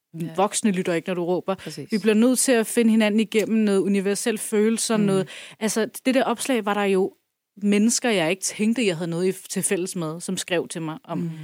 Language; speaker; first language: Danish; early bilingual, other home language; Kurdish